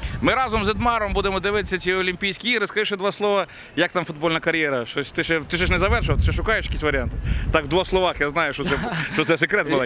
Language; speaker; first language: Ukrainian; native; Ukrainian